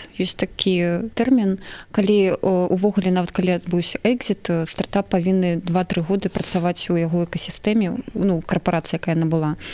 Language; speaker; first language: Belarusian; non-native, local second language; Russian